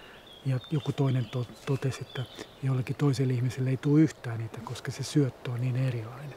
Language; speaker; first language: Finnish; native; Finnish